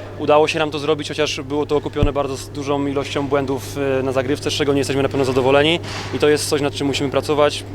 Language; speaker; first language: Polish; native; Polish